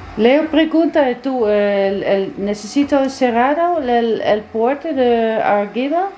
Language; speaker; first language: Spanish; non-native, learner; Dutch